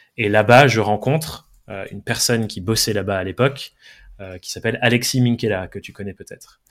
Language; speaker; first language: French; early bilingual, other home language; English